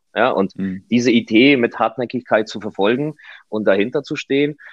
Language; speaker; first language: German; non-native, fluent; Polish